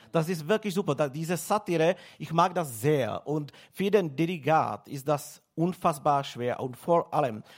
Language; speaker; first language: German; non-native, learner; Czech